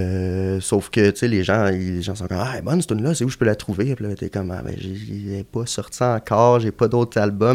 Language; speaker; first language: French; native; French